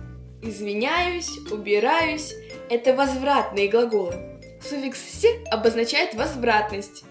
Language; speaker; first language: Russian; native; Russian